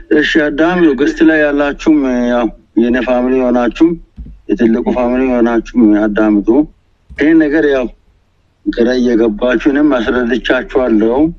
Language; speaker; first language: Amharic; native; Amharic